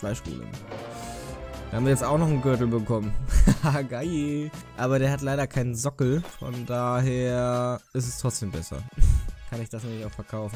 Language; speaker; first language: German; native; German